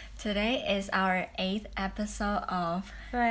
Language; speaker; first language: English; non-native, fluent; Chinese